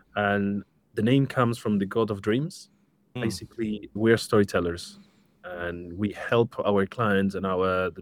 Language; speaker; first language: English; non-native, fluent; Spanish